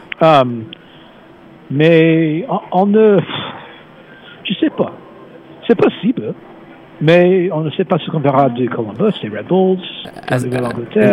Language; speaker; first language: French; non-native, fluent; English